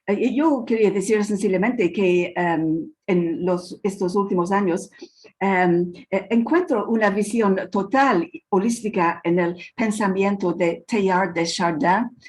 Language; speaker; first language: Spanish; non-native, fluent; English